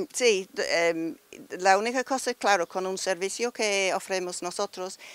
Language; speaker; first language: Spanish; non-native, learner; English